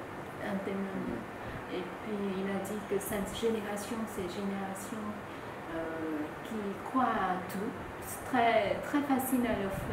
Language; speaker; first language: French; non-native, fluent; Vietnamese